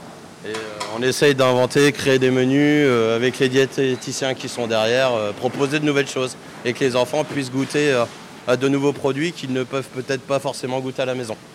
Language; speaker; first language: French; native; French